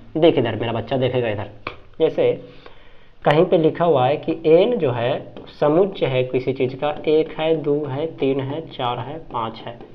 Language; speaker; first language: Hindi; native; Hindi